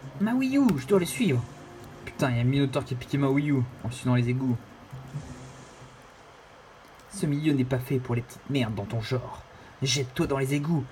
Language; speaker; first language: French; native; French